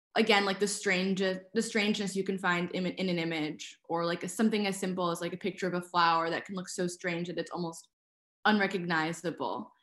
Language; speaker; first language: English; native; English